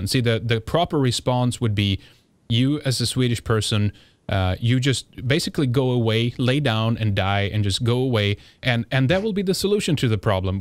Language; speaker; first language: English; non-native, fluent; Swedish